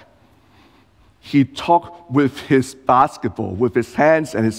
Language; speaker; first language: English; non-native, local second language; Cantonese